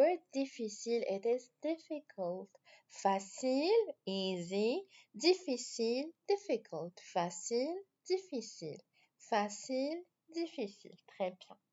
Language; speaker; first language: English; non-native, fluent; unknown